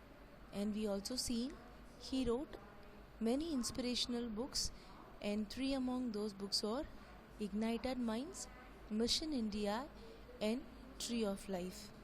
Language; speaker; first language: English; non-native, local second language; Tamil